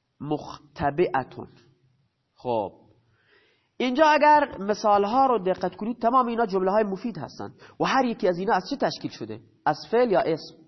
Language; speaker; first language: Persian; non-native, local second language; Baluchi